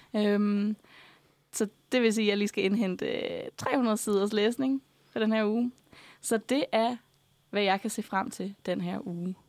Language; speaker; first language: Danish; native; Danish